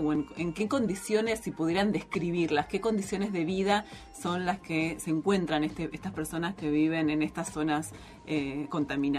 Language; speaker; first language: Spanish; native; Spanish